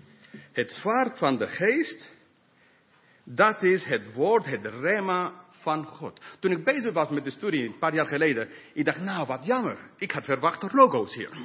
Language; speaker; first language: Dutch; non-native, fluent; English